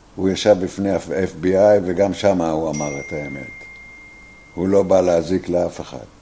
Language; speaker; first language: Hebrew; native; Hebrew